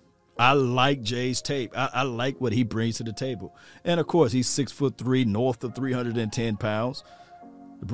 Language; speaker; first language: English; native; English